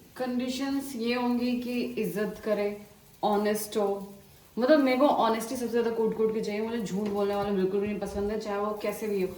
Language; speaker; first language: Hindi; native; Hindi